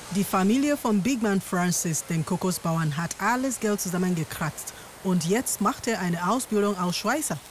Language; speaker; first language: German; non-native, fluent; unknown